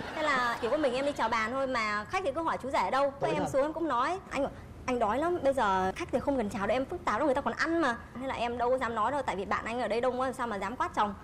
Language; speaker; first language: Vietnamese; native; Vietnamese